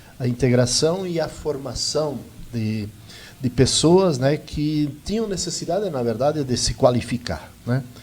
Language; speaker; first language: Portuguese; native; Portuguese